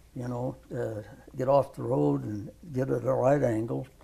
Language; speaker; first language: English; native; English